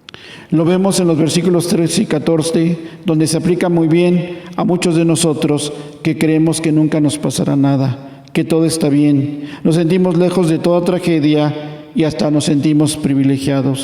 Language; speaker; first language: Spanish; native; Spanish